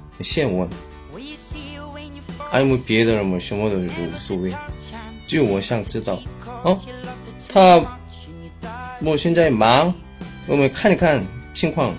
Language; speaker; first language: Chinese; non-native, learner; Korean